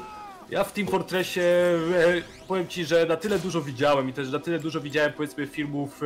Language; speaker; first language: Polish; native; Polish